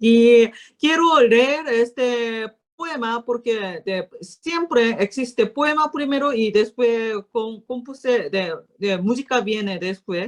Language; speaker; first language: Spanish; non-native, learner; Korean